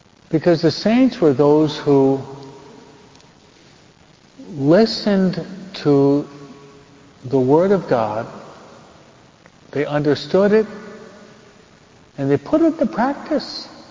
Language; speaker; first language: English; native; English